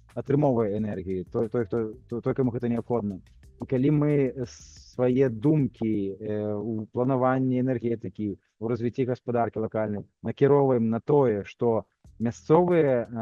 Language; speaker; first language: Belarusian; non-native, local second language; Russian